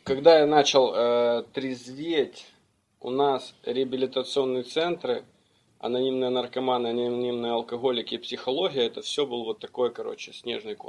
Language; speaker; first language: Russian; native; Russian